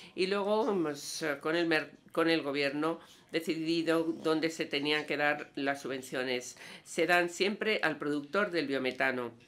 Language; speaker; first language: Spanish; non-native, fluent; Danish